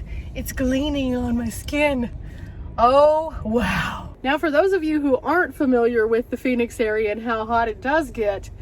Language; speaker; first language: English; native; English